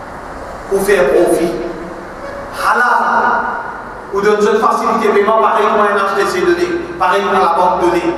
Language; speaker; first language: French; non-native, local second language; Morisyen